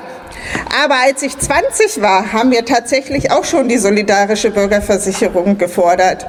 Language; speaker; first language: German; native; German